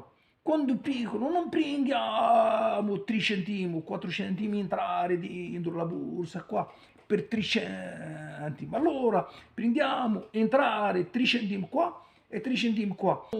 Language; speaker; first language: Italian; non-native, learner; Arabic